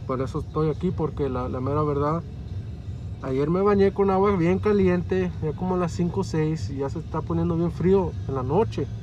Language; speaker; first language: Spanish; early bilingual, heritage; Spanish